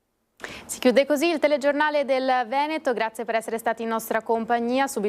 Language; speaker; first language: Italian; native; Italian